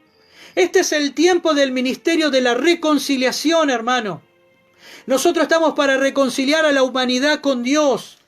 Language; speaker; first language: Spanish; native; Spanish